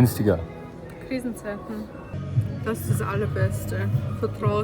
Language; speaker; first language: German; early bilingual, other home language; Bosnian